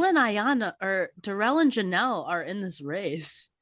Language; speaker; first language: English; native; English